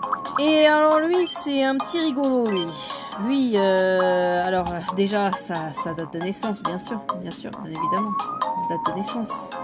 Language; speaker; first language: French; native; French